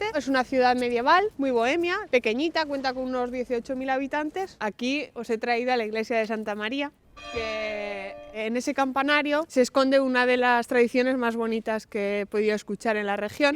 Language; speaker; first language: Spanish; native; Spanish